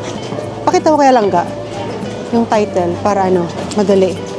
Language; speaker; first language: Filipino; native; Filipino